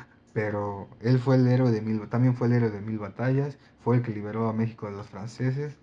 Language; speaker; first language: Spanish; native; Spanish